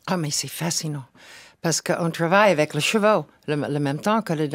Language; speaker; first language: French; non-native, fluent; English